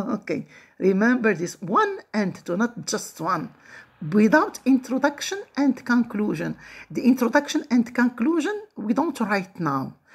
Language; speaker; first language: English; non-native, fluent; Arabic